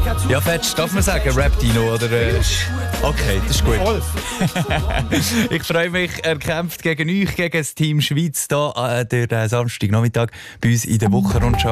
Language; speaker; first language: German; native; German